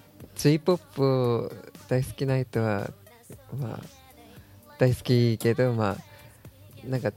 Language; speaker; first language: Japanese; non-native, learner; Korean